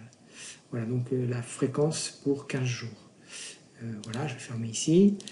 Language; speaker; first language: French; native; French